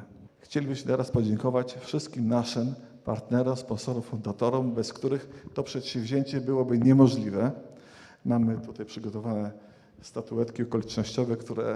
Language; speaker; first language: Polish; native; Polish